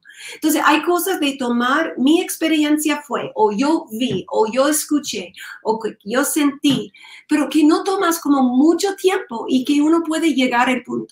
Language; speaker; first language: Spanish; non-native, learner; English